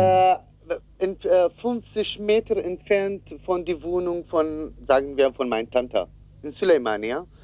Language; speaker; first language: German; non-native, learner; Kurdish